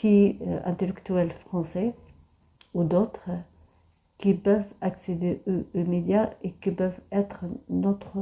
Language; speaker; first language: French; non-native, fluent; Arabic